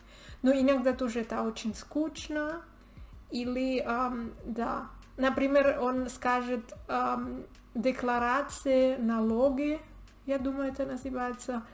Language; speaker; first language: Russian; non-native, learner; Spanish